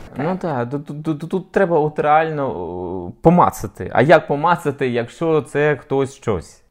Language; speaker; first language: Ukrainian; native; Ukrainian